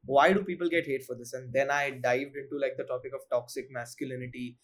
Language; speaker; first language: English; non-native, local second language; Hindi